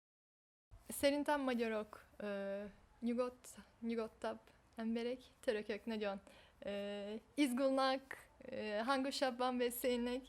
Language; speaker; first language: Hungarian; early bilingual, heritage; Turkish